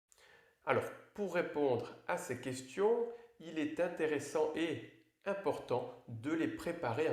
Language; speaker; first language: French; native; French